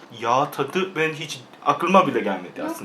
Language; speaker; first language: Turkish; non-native, fluent; Korean